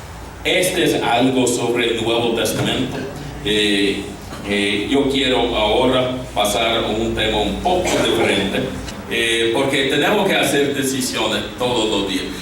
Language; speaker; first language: Spanish; non-native, fluent; English